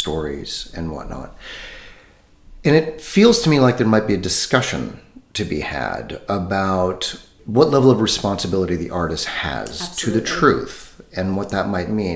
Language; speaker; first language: English; native; English